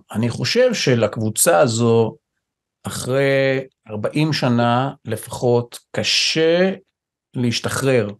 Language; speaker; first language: Hebrew; native; Hebrew